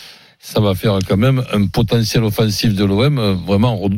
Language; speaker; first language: French; native; French